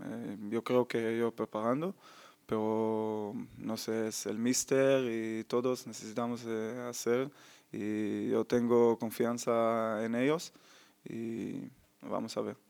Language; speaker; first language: Spanish; non-native, learner; Hebrew